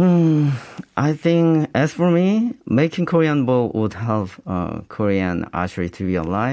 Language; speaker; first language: English; non-native, learner; Korean